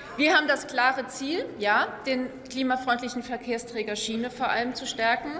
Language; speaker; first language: German; native; German